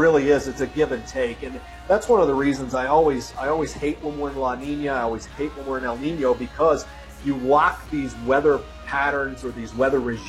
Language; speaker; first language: English; native; English